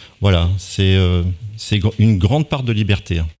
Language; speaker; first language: French; native; French